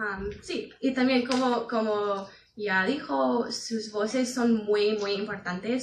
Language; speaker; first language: Spanish; non-native, fluent; English